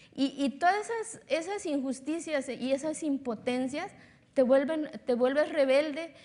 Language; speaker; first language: Spanish; non-native, local second language; Zapotec